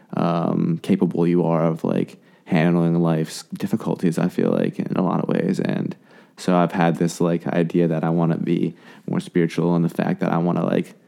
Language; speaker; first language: English; native; English